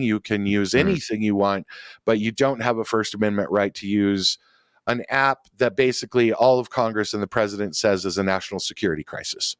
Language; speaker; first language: English; native; English